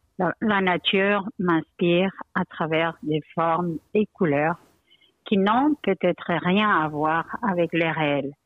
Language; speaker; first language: French; non-native, fluent; Spanish